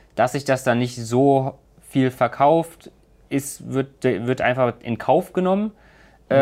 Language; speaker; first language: German; native; German